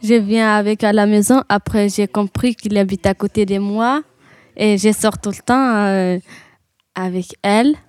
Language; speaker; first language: French; non-native, learner; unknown